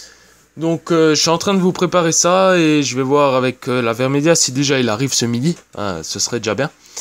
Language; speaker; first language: French; native; French